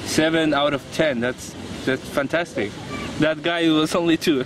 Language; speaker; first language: English; non-native, fluent; Spanish